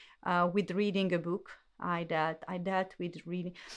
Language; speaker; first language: English; non-native, fluent; Hungarian